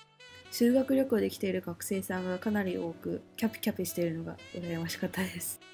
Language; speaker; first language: Japanese; early bilingual, heritage; Japanese